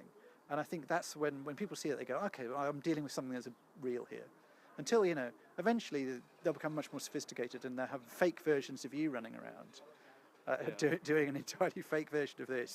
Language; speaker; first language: English; native; English